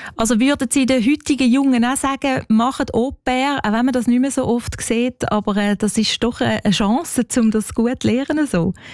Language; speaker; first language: German; native; German